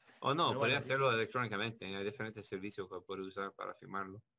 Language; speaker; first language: Spanish; non-native, learner; English